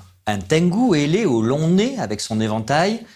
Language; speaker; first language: French; native; French